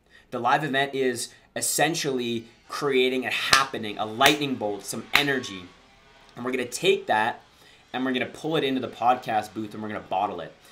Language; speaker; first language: English; native; English